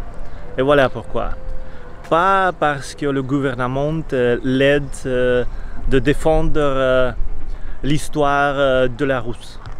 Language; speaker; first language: French; non-native, learner; Russian